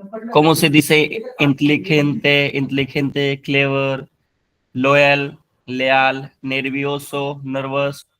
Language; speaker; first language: Spanish; non-native, learner; Hindi